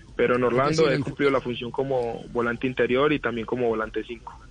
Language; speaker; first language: Spanish; native; Spanish